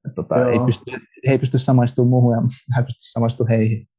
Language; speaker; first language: Finnish; early bilingual, other home language; Russian